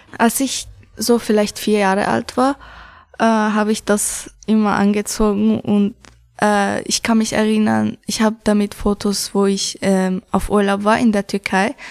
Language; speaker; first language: German; early bilingual, other home language; Arabic